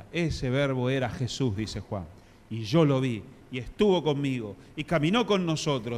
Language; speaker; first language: Spanish; native; Spanish